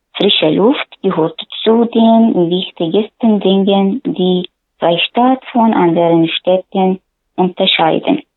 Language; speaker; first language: German; non-native, learner; Arabic